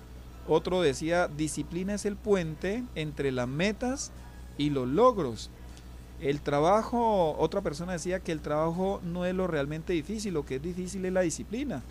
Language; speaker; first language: Spanish; native; Spanish